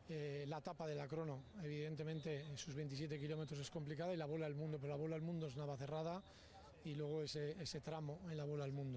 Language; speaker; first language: Spanish; native; Spanish